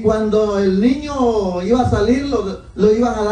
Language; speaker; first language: Spanish; native; Spanish